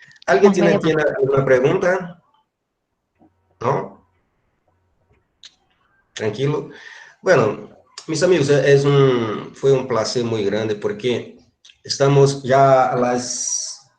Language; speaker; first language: Spanish; non-native, fluent; Portuguese